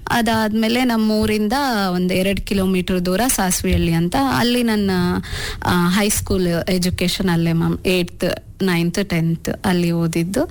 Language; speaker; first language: Kannada; non-native, local second language; Urdu